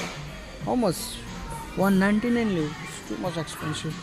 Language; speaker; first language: English; non-native, learner; Nepali